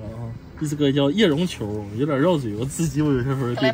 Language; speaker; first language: Chinese; native; Chinese